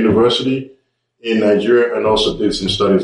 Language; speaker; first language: English; non-native, local second language; Yoruba